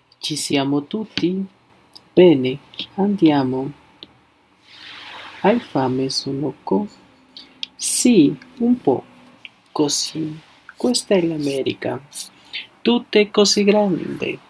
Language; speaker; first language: Italian; non-native, learner; Spanish